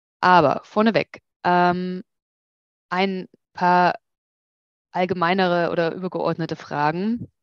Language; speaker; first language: German; native; German